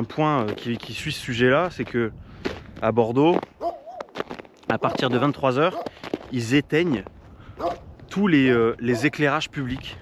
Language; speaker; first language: French; native; French